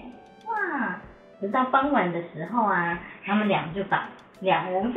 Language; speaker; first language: Chinese; native; Chinese